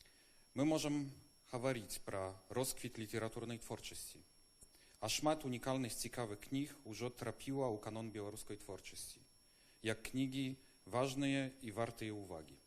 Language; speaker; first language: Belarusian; non-native, learner; Polish